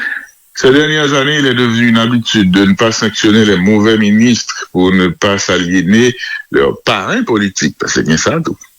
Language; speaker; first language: French; non-native, local second language; Haitian Creole